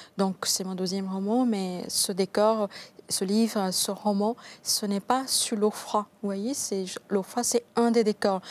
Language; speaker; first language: French; non-native, fluent; Bangla